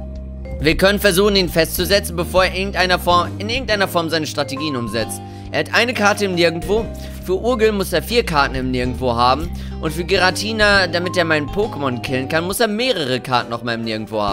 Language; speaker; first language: German; native; German